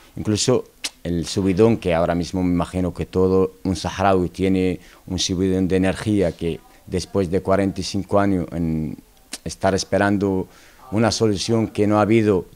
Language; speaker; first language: Spanish; non-native, local second language; Arabic